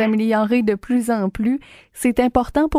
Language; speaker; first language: French; native; French